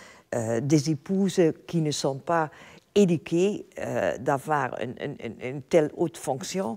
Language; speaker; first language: French; non-native, fluent; Dutch